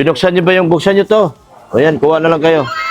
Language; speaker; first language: Filipino; native; Filipino